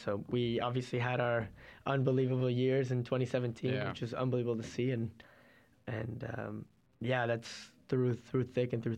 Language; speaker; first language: English; native; English